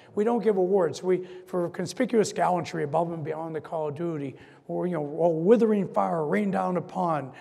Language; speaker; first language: English; native; English